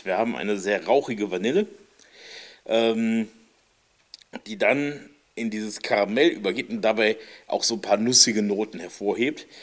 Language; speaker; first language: German; native; German